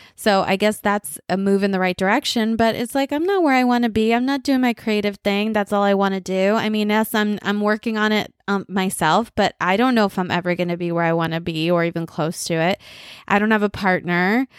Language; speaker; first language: English; early bilingual, other home language; Bangla